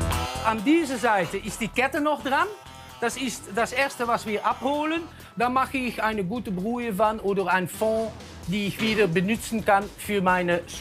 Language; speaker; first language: German; non-native, learner; Dutch